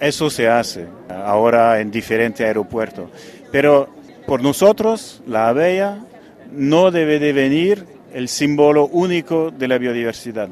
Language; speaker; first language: Spanish; non-native, fluent; French